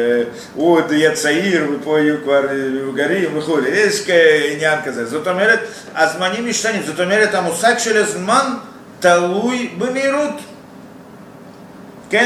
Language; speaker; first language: Hebrew; non-native, fluent; Russian